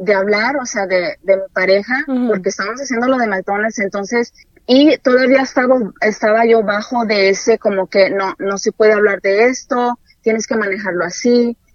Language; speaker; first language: Spanish; native; Spanish